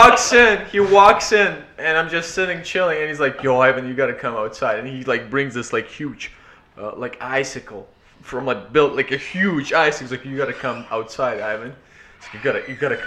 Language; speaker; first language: English; non-native, fluent; Ukrainian